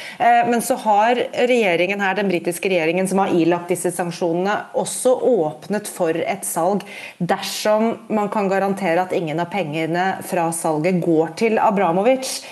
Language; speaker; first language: Norwegian; native; Norwegian